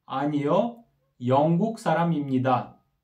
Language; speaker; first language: Korean; non-native, learner; Kyrgyz